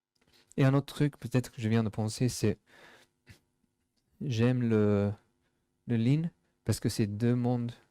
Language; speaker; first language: French; non-native, fluent; English